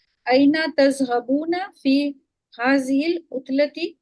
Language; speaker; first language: Arabic; non-native, learner; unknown